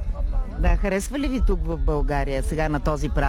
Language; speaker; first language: Bulgarian; native; Bulgarian